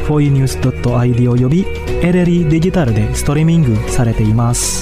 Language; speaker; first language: Japanese; non-native, fluent; Indonesian